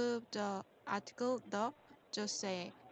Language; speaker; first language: English; non-native, learner; Korean